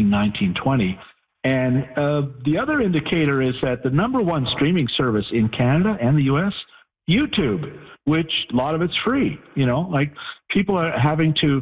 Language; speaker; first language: English; native; English